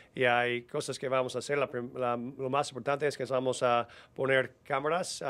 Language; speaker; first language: Spanish; non-native, learner; English